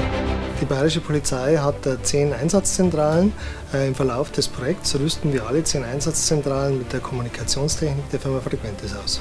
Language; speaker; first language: German; native; German